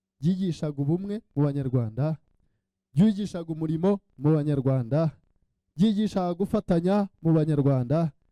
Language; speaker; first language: Kinyarwanda; early bilingual, heritage; Kinyarwanda